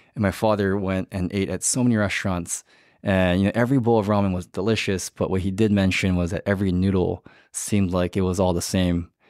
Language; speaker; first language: English; native; English